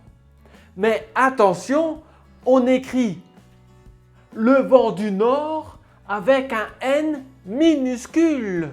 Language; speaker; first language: French; native; French